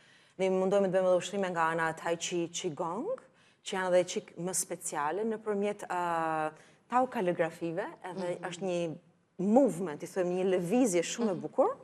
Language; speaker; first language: Albanian; native; Albanian